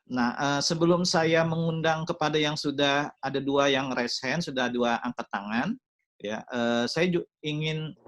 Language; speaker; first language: Indonesian; native; Indonesian